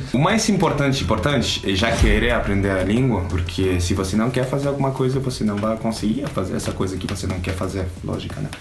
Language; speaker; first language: Portuguese; non-native, fluent; Russian